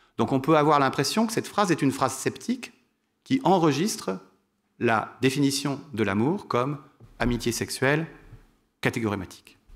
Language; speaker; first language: French; native; French